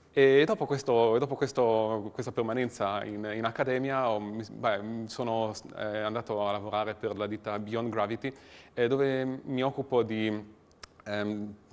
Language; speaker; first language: Italian; native; Italian